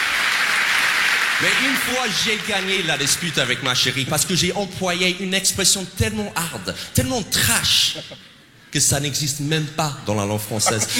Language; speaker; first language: French; non-native, fluent; English